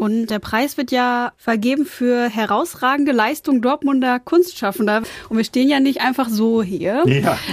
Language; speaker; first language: German; native; German